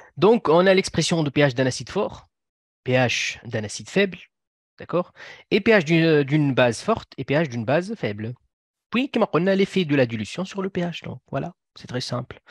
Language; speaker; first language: French; non-native, local second language; Arabic